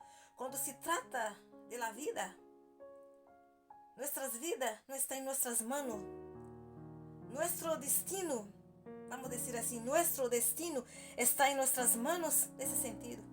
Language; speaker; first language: Spanish; non-native, learner; Portuguese